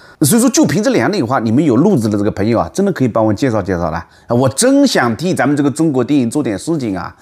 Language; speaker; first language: Chinese; native; Chinese